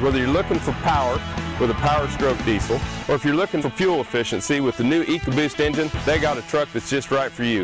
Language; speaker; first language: English; native; English